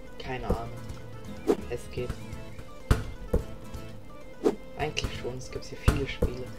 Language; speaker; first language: German; native; German